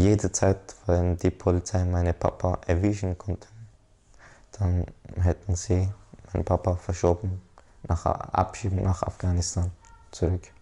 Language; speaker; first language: German; non-native, learner; Persian